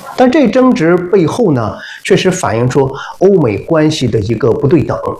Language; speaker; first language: Chinese; native; Chinese